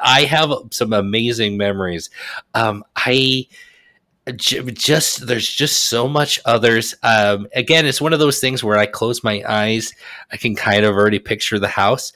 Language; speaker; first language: English; native; English